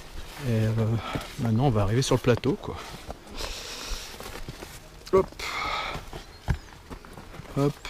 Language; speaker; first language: French; native; French